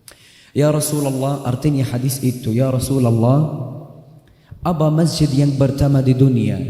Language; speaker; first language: Indonesian; non-native, fluent; Arabic